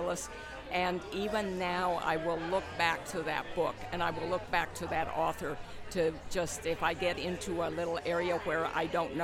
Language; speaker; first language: English; non-native, fluent; Spanish